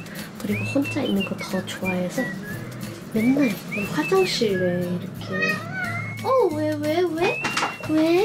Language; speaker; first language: Korean; non-native, fluent; Thai